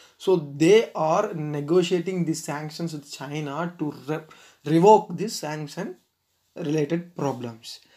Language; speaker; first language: English; non-native, local second language; Tamil